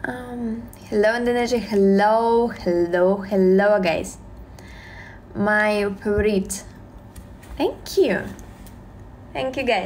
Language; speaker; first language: English; non-native, learner; Russian